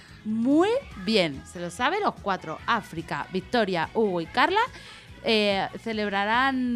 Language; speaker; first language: Spanish; native; Spanish